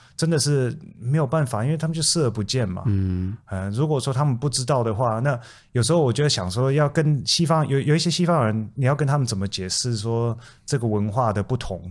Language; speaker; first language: Chinese; native; Chinese